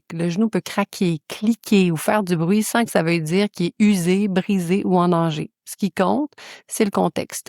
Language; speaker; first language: French; native; French